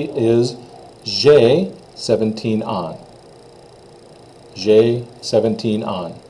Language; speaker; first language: French; non-native, fluent; English